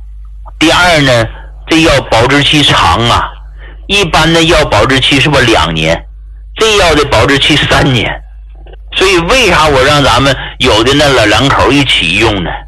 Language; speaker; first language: Chinese; native; Chinese